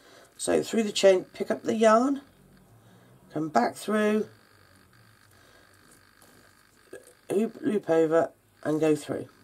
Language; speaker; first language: English; native; English